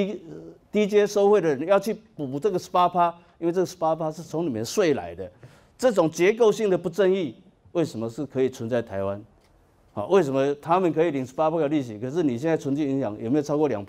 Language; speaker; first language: Chinese; native; Chinese